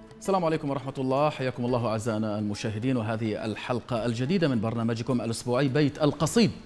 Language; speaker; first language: Arabic; native; Arabic